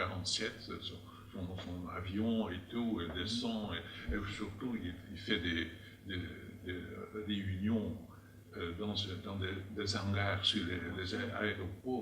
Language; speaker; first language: French; non-native, fluent; Dutch